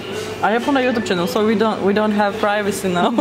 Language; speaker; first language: English; non-native, fluent; Turkish